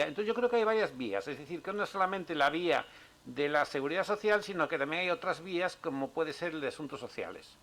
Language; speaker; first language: Spanish; native; Spanish